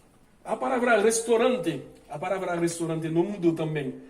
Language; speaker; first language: Portuguese; non-native, fluent; Haitian Creole